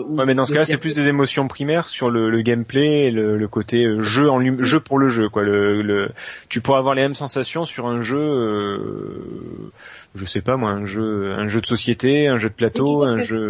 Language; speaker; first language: French; native; French